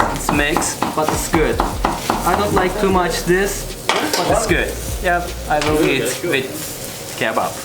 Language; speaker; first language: English; non-native, learner; Turkish